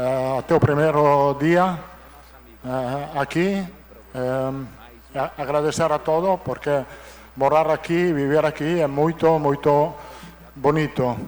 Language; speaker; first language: Portuguese; non-native, learner; Italian